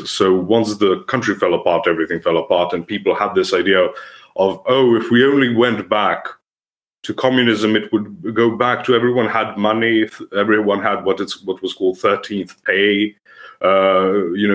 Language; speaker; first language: English; non-native, fluent; Serbian